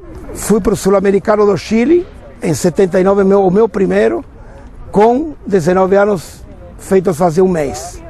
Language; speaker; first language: Portuguese; non-native, fluent; Spanish